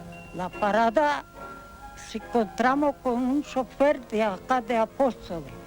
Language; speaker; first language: Spanish; non-native, learner; Ukrainian